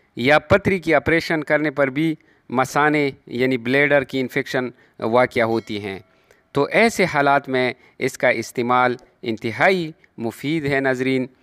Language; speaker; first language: Urdu; non-native, local second language; Pashto